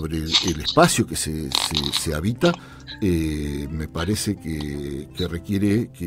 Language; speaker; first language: Spanish; native; Spanish